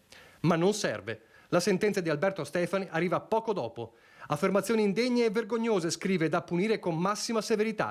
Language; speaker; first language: Italian; native; Italian